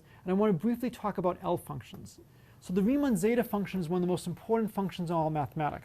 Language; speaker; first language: English; native; English